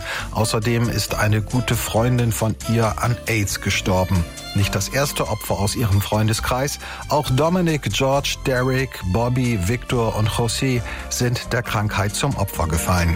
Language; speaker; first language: German; native; German